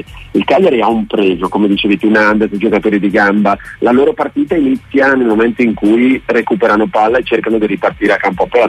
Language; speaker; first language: Italian; native; Italian